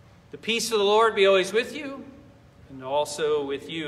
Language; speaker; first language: English; native; English